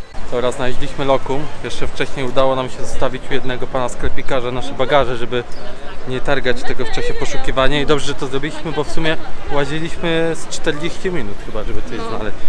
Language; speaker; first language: Polish; native; Polish